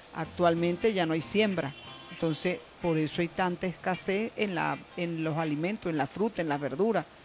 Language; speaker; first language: Spanish; native; Spanish